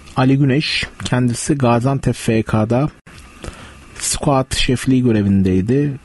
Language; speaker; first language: Turkish; native; Turkish